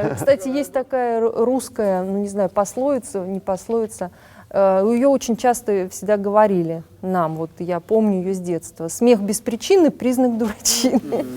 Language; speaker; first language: Russian; native; Russian